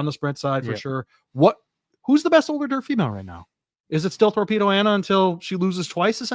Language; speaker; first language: English; native; English